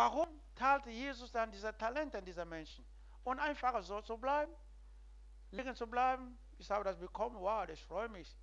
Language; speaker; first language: German; non-native, learner; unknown